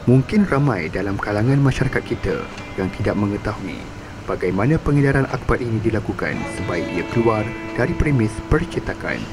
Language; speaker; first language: Malay; native; Malay